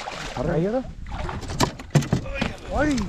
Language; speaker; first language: Spanish; non-native, learner; English